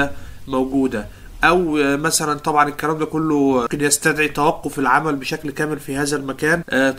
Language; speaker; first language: Arabic; native; Arabic